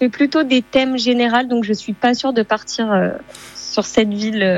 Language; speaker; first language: French; native; French